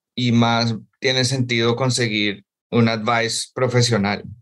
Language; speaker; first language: Spanish; native; Spanish